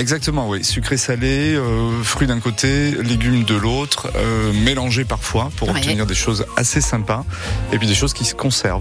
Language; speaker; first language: French; native; French